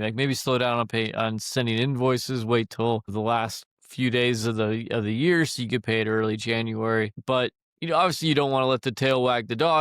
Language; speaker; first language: English; native; English